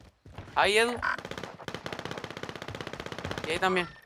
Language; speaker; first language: Spanish; native; Spanish